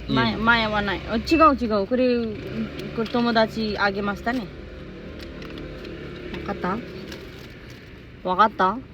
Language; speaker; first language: Japanese; non-native, learner; Nepali